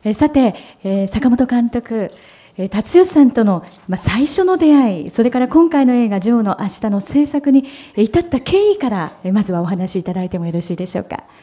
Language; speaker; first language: Japanese; native; Japanese